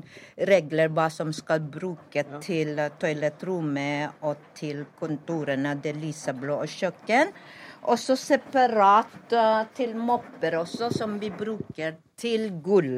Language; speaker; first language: Norwegian; non-native, fluent; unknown